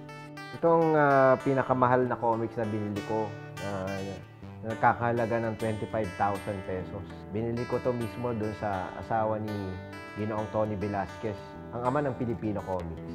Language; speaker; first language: Filipino; native; Filipino